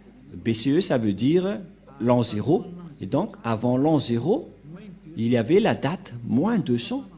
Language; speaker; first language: French; non-native, local second language; Malagasy